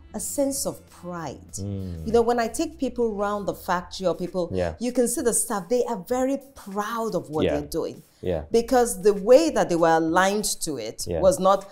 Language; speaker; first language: English; non-native, local second language; Yoruba